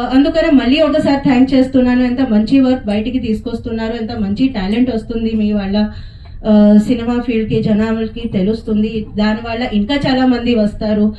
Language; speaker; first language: Telugu; non-native, fluent; Hindi